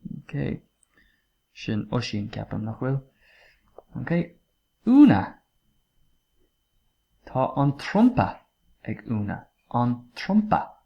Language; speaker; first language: Irish; non-native, local second language; English